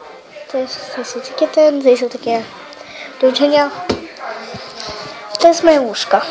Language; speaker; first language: Polish; early bilingual, heritage; Polish